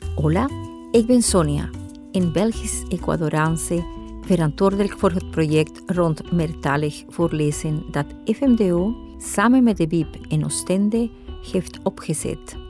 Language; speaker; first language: Dutch; early bilingual, other home language; Spanish